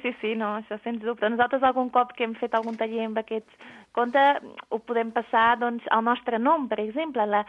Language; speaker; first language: Catalan; non-native, fluent; Portuguese